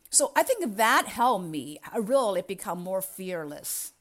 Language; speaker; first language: English; non-native, fluent; Chinese